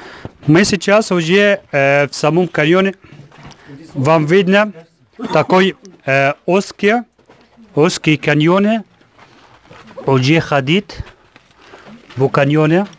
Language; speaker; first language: Russian; non-native, learner; Arabic